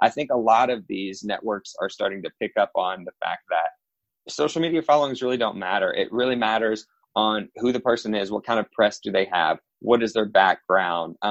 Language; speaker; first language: English; native; English